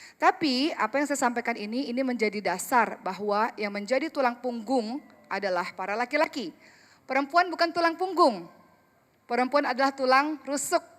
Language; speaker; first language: Indonesian; native; Indonesian